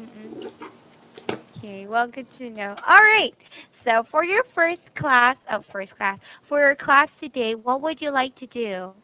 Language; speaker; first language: English; non-native, fluent; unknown